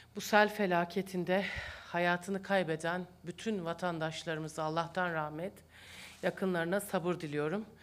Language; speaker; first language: Turkish; native; Turkish